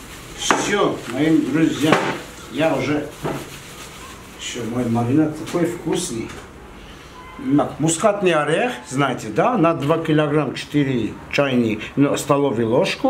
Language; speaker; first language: Russian; non-native, fluent; Armenian